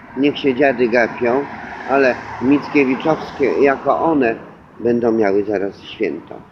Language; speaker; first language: Polish; native; Polish